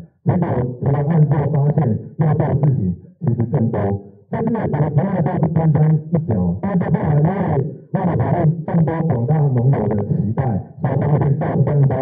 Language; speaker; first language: Chinese; native; Chinese